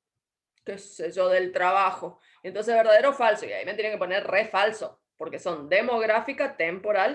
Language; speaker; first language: Spanish; native; Spanish